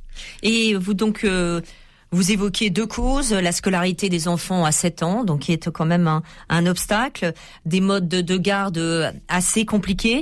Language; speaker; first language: French; native; French